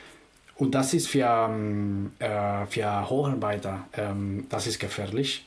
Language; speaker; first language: German; non-native, fluent; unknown